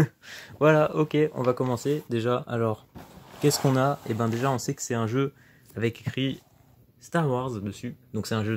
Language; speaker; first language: French; native; French